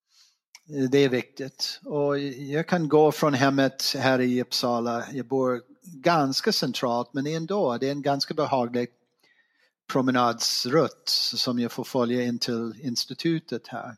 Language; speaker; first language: Swedish; non-native, fluent; English